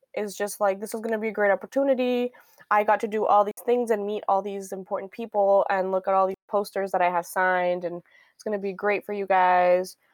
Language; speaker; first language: English; native; English